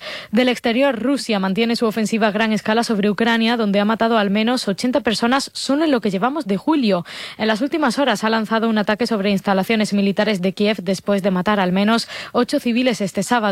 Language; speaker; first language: Spanish; native; Spanish